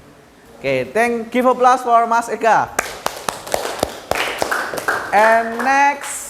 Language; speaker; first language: English; non-native, learner; Indonesian